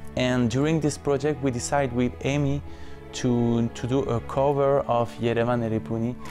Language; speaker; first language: English; non-native, fluent; French